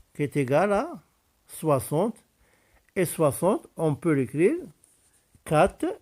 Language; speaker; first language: French; non-native, local second language; Arabic